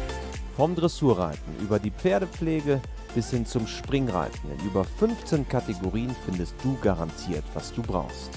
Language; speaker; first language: German; native; German